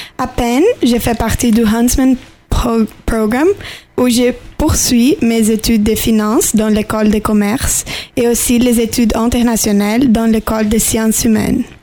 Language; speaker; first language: French; non-native, learner; Portuguese